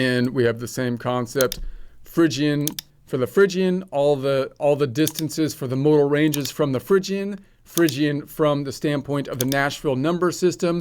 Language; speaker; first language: English; native; English